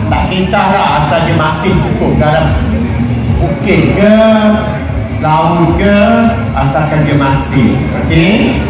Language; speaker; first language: Malay; native; Malay